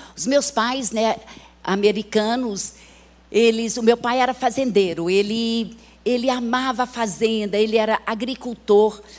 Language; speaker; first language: Portuguese; early bilingual, other home language; English